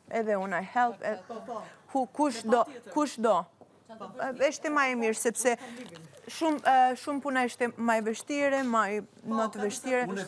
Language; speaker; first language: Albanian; non-native, learner; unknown